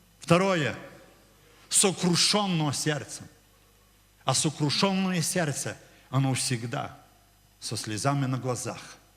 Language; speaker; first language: Russian; non-native, local second language; Ukrainian